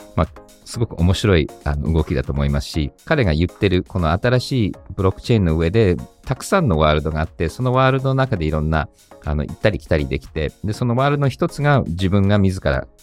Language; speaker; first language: Japanese; early bilingual, heritage; Japanese